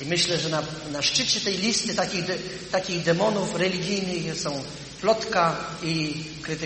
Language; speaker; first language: Polish; native; Polish